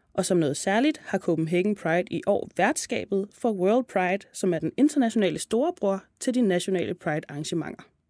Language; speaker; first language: Danish; native; Danish